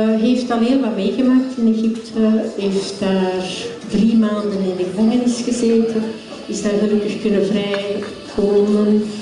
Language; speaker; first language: Dutch; native; Dutch